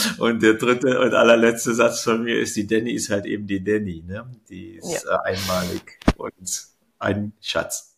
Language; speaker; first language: German; native; German